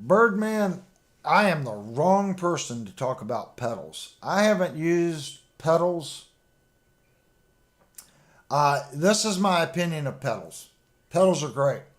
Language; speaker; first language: English; native; English